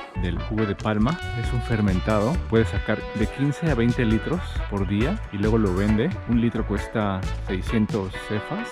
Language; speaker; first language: Spanish; native; Spanish